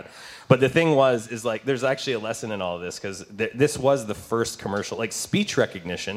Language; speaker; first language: English; native; English